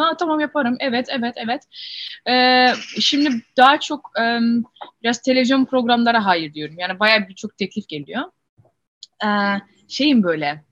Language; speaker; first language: Turkish; early bilingual, heritage; Turkish